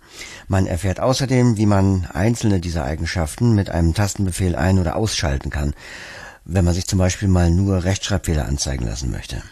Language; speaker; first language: German; native; German